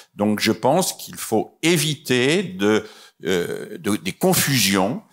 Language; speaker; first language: French; native; French